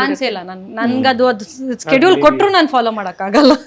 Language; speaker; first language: Kannada; non-native, local second language; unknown